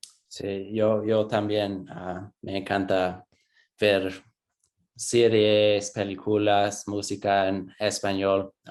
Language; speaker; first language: Spanish; non-native, fluent; English